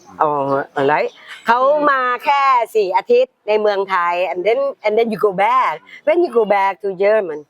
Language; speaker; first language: English; non-native, learner; Thai